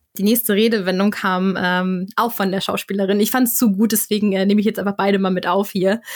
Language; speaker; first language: German; native; German